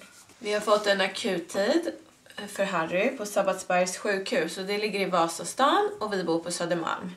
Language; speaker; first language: Swedish; native; Swedish